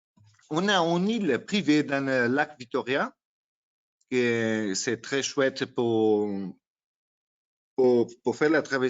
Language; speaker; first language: French; non-native, learner; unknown